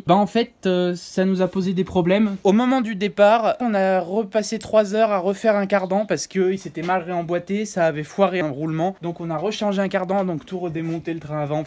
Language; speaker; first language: French; native; French